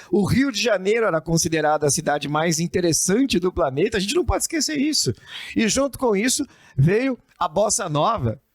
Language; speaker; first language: Portuguese; native; Portuguese